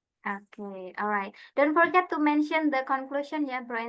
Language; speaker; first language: English; non-native, fluent; Indonesian